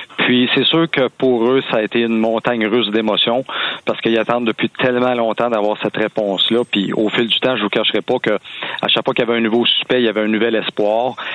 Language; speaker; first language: French; native; French